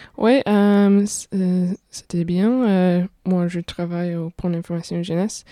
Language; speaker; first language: French; non-native, fluent; English